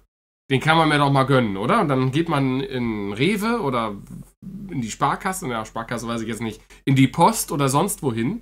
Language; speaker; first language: German; native; German